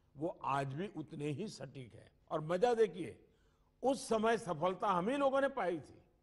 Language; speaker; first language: Hindi; non-native, local second language; Gujarati